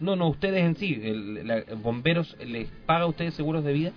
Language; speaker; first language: Spanish; native; Spanish